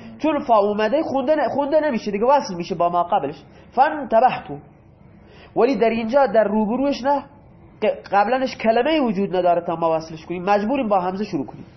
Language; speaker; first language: Persian; non-native, local second language; Baluchi